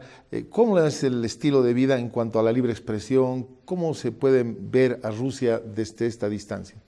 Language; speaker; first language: Spanish; native; Spanish